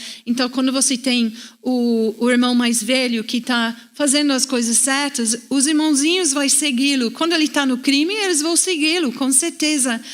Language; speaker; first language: Portuguese; non-native, fluent; English